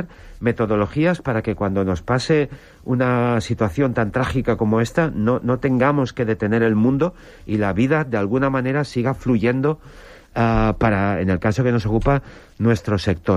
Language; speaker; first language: Spanish; native; Spanish